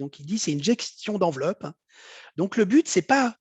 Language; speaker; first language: French; native; French